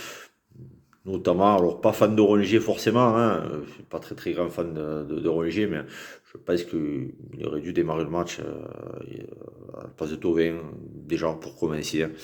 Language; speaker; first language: French; native; French